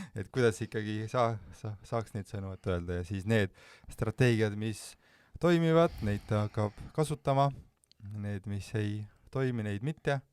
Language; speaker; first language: Estonian; native; Estonian